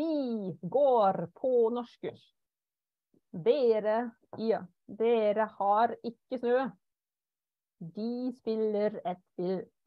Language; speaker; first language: Norwegian; non-native, fluent; German